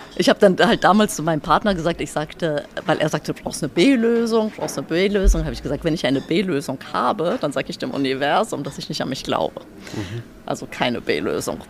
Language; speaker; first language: German; early bilingual, other home language; Polish